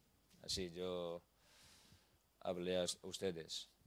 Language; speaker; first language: Spanish; non-native, learner; Korean